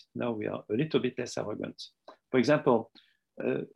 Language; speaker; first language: English; non-native, fluent; French